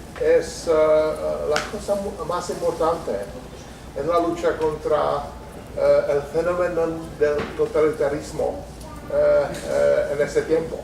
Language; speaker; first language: Spanish; non-native, learner; Czech